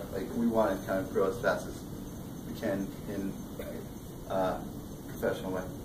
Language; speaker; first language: English; native; English